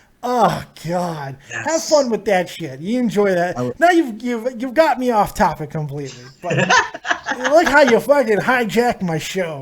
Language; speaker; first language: English; native; English